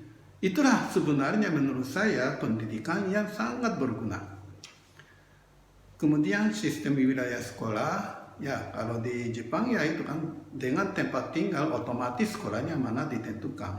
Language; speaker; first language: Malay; non-native, fluent; Japanese